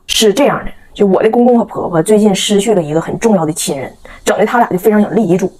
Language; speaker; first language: Chinese; native; Chinese